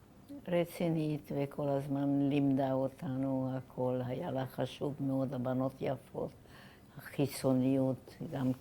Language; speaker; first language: Hebrew; non-native, fluent; German